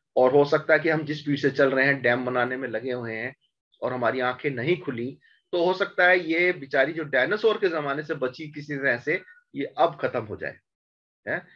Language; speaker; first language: Hindi; native; Hindi